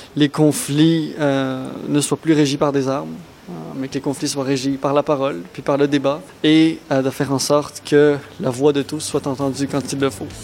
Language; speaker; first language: French; non-native, local second language; Arabic